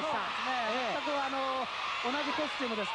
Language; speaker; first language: Japanese; native; Japanese